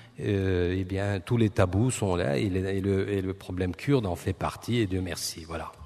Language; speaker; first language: French; non-native, fluent; Turkish